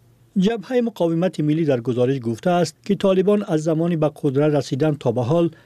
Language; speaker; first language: Persian; native; Persian